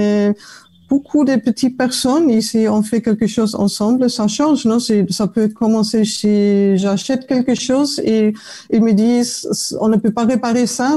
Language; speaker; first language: French; non-native, fluent; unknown